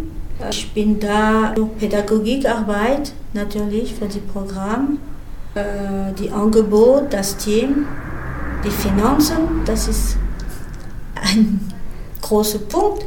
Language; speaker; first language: German; non-native, learner; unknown